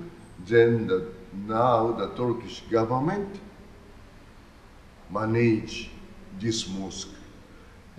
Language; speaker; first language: English; non-native, learner; Japanese